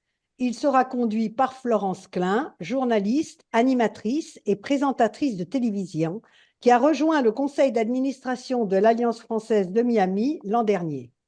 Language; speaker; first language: French; native; French